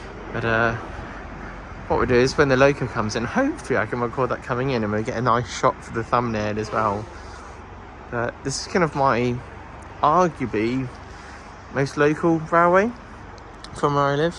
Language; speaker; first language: English; native; English